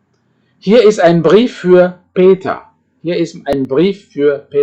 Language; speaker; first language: German; non-native, fluent; Indonesian